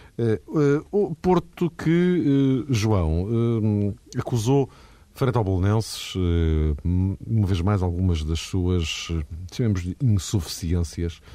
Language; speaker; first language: Portuguese; native; Portuguese